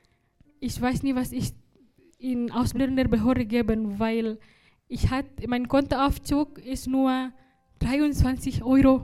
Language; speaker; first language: German; non-native, learner; Indonesian